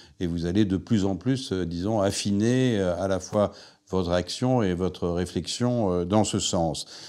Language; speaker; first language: French; native; French